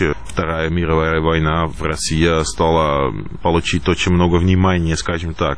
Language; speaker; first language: Russian; non-native, fluent; Dutch